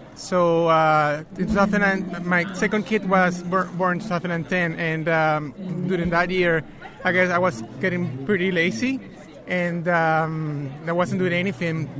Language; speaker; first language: English; non-native, fluent; Spanish